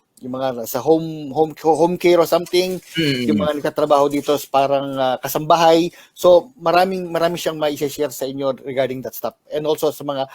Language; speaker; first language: Filipino; native; Filipino